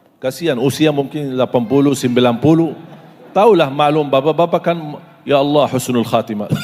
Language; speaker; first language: Indonesian; non-native, fluent; Arabic